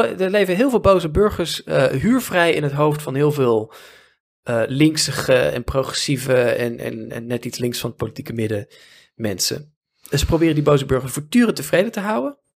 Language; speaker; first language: Dutch; native; Dutch